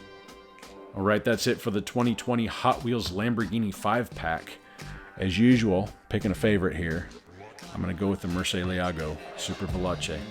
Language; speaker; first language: English; native; English